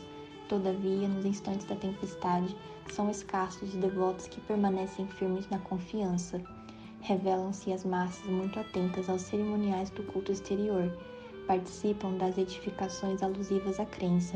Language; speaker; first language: Portuguese; native; Portuguese